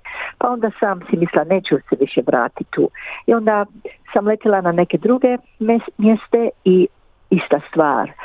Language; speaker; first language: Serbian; early bilingual, heritage; English